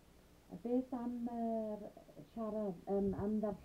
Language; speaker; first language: Welsh; native; Welsh